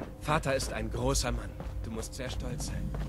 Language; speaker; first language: German; non-native, fluent; Polish